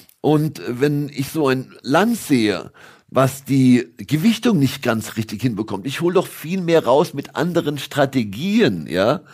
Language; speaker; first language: German; native; German